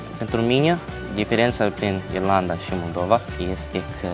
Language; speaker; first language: Romanian; early bilingual, heritage; Romanian